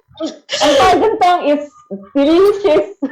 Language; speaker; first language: English; non-native, learner; Indonesian